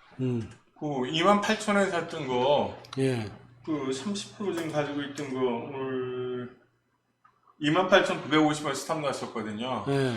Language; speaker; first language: Korean; native; Korean